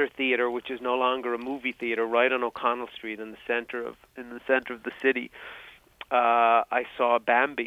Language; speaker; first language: English; native; English